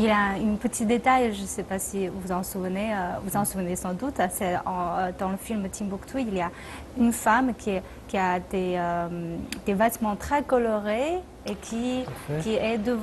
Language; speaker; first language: French; non-native, fluent; Chinese